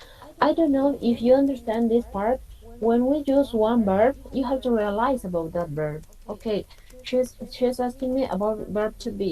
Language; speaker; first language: English; non-native, fluent; Spanish